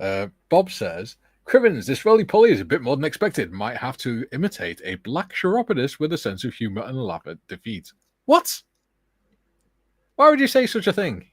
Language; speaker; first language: English; native; English